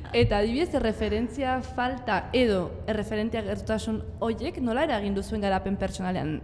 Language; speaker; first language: Basque; native; Basque